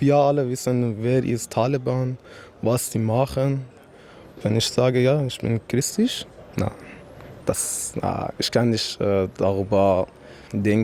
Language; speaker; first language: German; non-native, learner; Persian